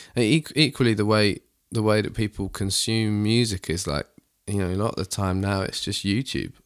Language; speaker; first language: English; native; English